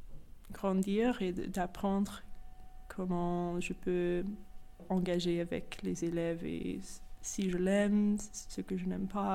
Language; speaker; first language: French; non-native, fluent; English